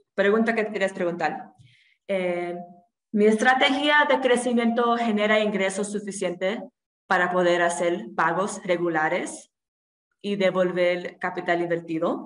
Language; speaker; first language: Spanish; non-native, fluent; English